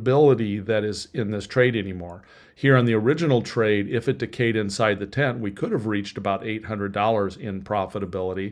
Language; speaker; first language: English; native; English